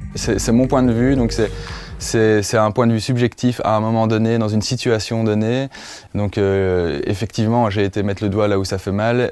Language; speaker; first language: French; native; French